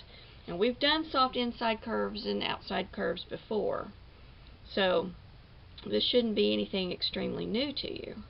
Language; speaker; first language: English; native; English